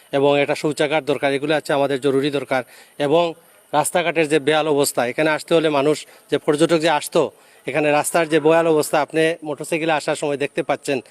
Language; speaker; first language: Bangla; native; Bangla